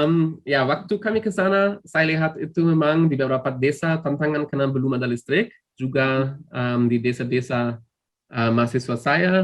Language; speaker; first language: Indonesian; non-native, fluent; German